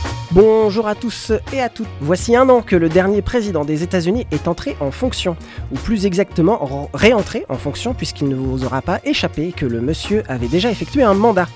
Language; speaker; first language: French; native; French